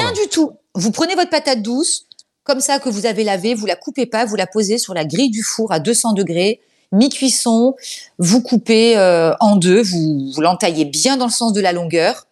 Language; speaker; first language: French; native; French